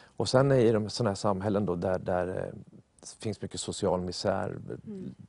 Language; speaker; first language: Swedish; native; Swedish